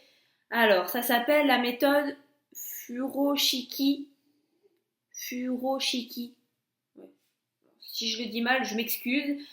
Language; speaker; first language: French; native; French